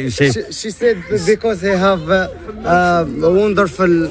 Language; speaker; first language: English; non-native, learner; Arabic